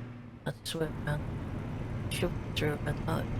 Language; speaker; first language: English; native; English